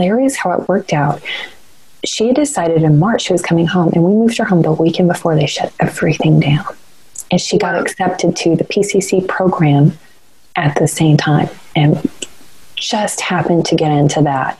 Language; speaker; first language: English; native; English